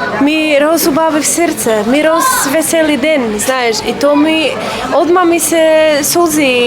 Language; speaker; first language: Macedonian; non-native, learner; Polish